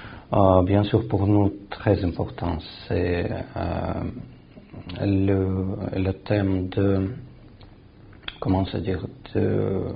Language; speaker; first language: French; non-native, fluent; Russian